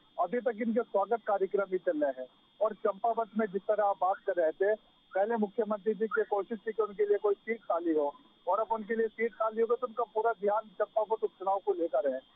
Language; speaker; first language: Hindi; native; Hindi